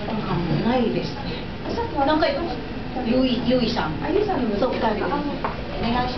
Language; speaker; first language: Japanese; non-native, fluent; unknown